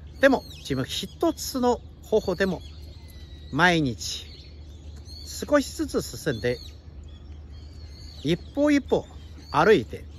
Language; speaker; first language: Japanese; non-native, fluent; Chinese